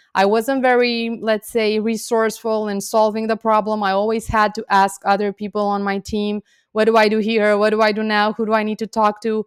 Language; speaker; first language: English; non-native, fluent; Romanian